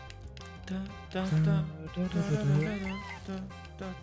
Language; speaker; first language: French; native; French